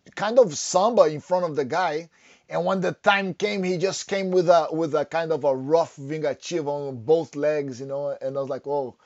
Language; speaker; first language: English; non-native, fluent; Portuguese